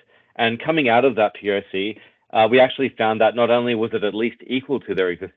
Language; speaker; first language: English; native; English